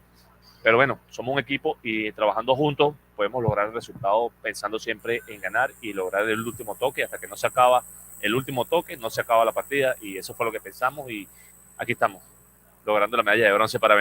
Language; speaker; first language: Spanish; native; Spanish